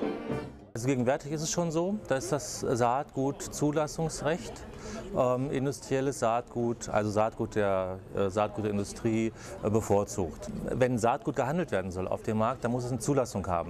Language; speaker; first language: German; native; German